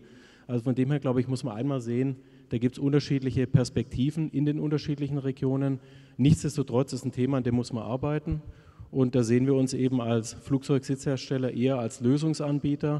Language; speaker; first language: German; native; German